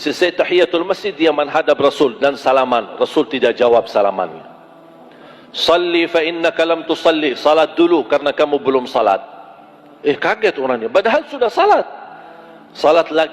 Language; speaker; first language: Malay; non-native, fluent; Arabic